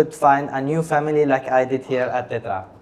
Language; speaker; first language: English; non-native, fluent; Italian